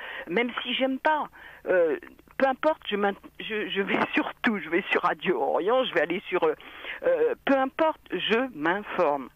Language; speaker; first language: French; native; French